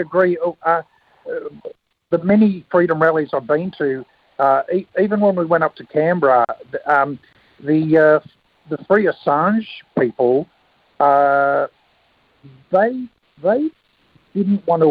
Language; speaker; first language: English; native; English